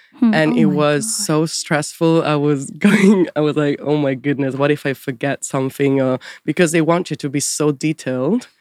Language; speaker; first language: English; non-native, fluent; Italian